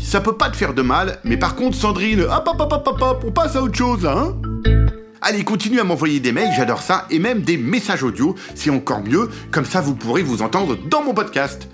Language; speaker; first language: French; native; French